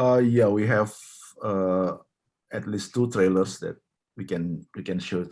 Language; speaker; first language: English; non-native, fluent; Indonesian